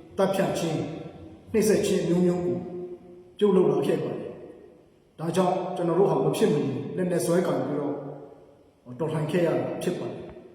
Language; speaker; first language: Burmese; non-native, local second language; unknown